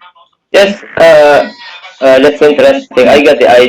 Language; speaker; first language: English; non-native, learner; Indonesian